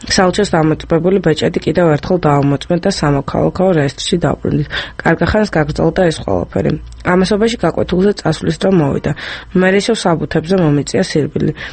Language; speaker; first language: Georgian; early bilingual, other home language; French